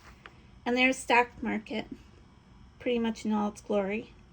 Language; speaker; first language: English; native; English